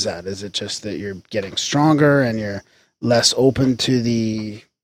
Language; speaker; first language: English; native; English